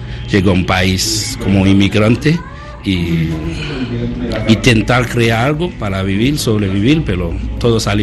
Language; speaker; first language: Spanish; non-native, learner; Haitian Creole